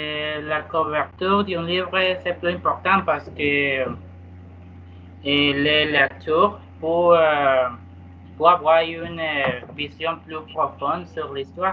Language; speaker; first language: French; non-native, learner; Spanish